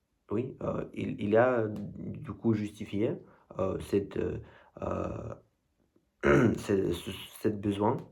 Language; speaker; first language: French; non-native, learner; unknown